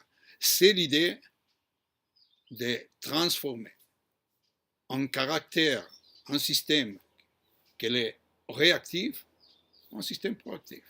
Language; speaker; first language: French; non-native, fluent; Hebrew